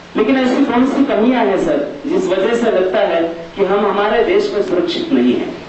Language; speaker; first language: Hindi; non-native, local second language; Marathi